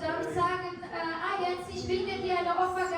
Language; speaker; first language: German; non-native, fluent; Portuguese